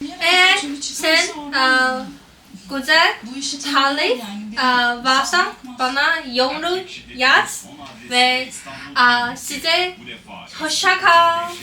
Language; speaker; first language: Turkish; non-native, learner; Chinese